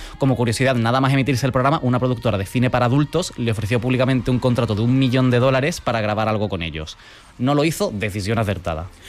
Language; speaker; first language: Spanish; native; Spanish